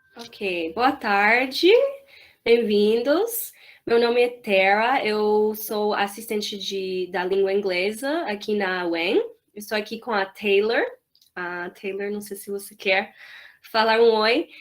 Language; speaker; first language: Portuguese; non-native, fluent; English